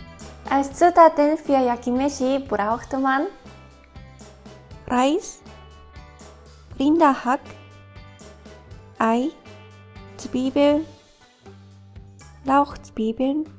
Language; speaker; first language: German; non-native, learner; Japanese